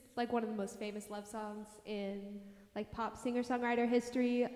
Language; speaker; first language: English; native; English